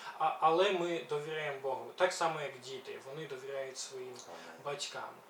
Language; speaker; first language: Ukrainian; early bilingual, other home language; Belarusian